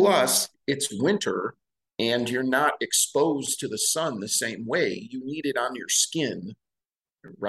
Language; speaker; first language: English; native; English